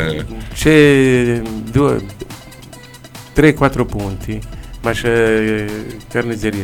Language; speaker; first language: Italian; non-native, learner; Arabic